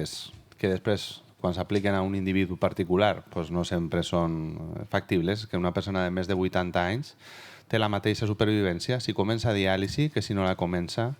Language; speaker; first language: Catalan; native; Catalan